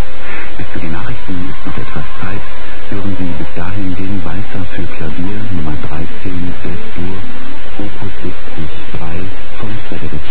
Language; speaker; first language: German; native; German